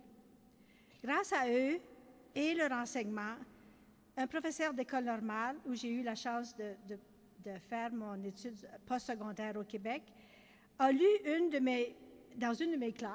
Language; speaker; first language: French; native; French